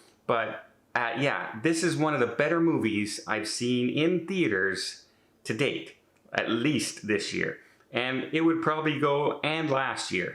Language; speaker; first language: English; native; English